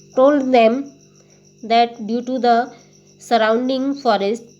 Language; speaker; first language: English; non-native, local second language; Hindi